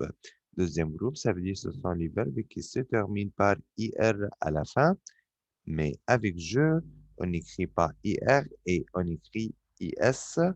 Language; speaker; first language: French; non-native, fluent; Arabic